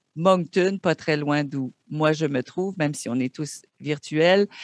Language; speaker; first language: French; native; French